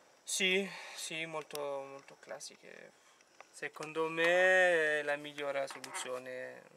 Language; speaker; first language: Italian; non-native, fluent; French